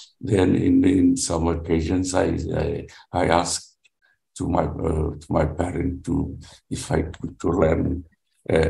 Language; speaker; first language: English; non-native, learner; Portuguese